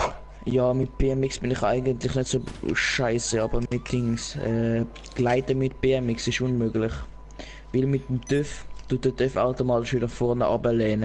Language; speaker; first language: German; native; German